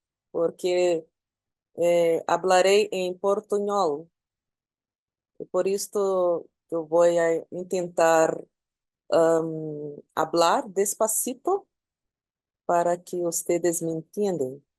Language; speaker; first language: Spanish; non-native, learner; Portuguese